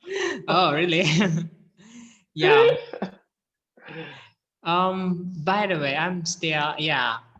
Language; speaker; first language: English; non-native, fluent; Indonesian